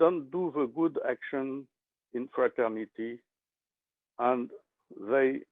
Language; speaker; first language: English; non-native, learner; French